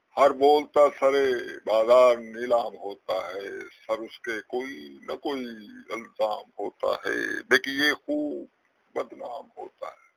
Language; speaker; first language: Urdu; non-native, local second language; Punjabi